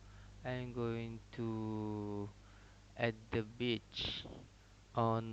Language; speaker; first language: English; non-native, learner; Indonesian